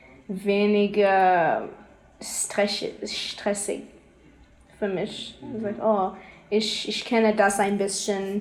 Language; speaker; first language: German; non-native, learner; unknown